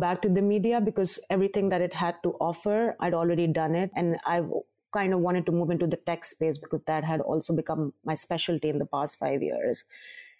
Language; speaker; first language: English; non-native, local second language; Urdu